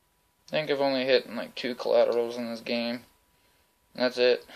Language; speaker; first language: English; native; English